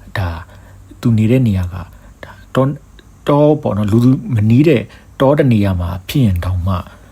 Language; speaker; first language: Burmese; native; Burmese